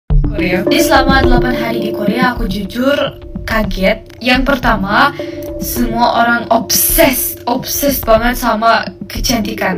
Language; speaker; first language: Indonesian; non-native, fluent; German